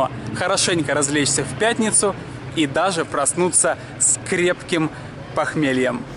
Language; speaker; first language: Russian; native; Russian